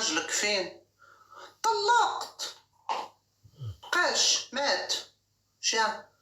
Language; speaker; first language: Arabic; native; Arabic